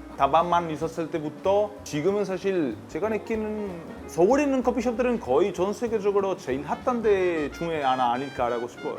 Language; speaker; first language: Korean; non-native, fluent; Italian